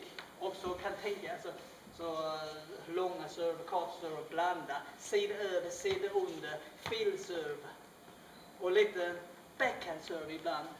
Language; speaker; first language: Swedish; non-native, learner; Chinese